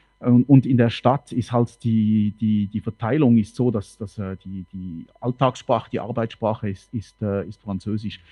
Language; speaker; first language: German; non-native, local second language; French